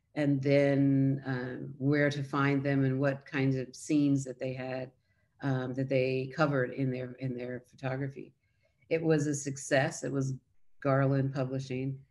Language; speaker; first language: English; native; English